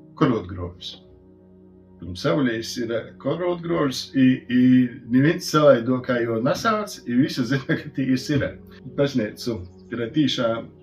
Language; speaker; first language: Latvian; native; Latvian